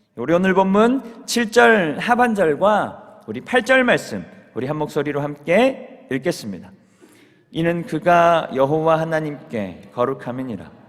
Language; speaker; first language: Korean; native; Korean